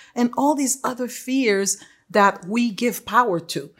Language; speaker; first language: English; non-native, fluent; Haitian Creole